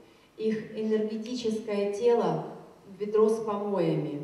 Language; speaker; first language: Russian; native; Russian